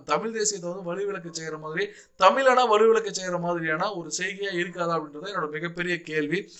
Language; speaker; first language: Tamil; native; Tamil